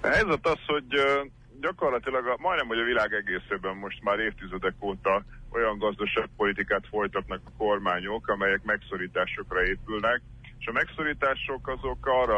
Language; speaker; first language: Hungarian; native; Hungarian